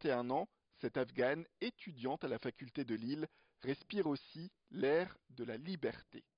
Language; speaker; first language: French; native; French